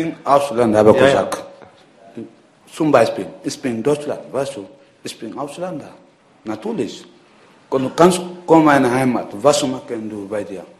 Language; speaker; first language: German; non-native, learner; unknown